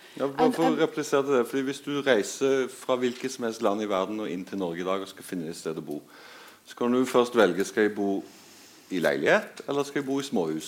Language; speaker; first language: Norwegian; native; Norwegian